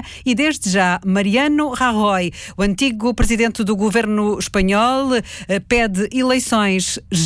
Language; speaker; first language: Portuguese; native; Portuguese